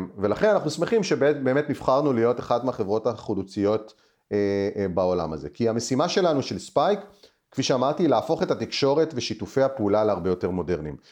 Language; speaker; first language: Hebrew; native; Hebrew